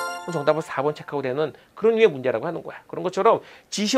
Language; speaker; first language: Korean; native; Korean